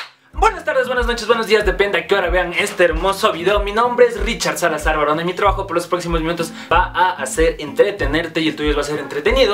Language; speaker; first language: Spanish; native; Spanish